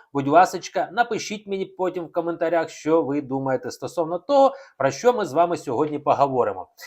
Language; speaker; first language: Ukrainian; non-native, local second language; Russian